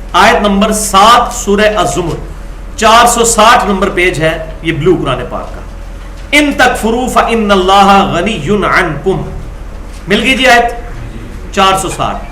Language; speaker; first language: Urdu; non-native, local second language; Punjabi